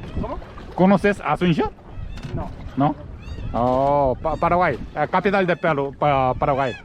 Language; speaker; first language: Spanish; non-native, learner; Korean